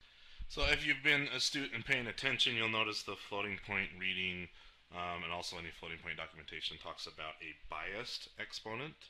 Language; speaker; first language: English; native; English